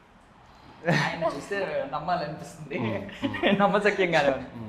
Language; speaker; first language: Telugu; native; Telugu